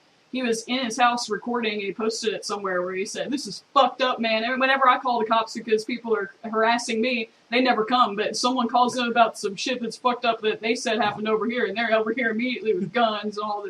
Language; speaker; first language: English; native; English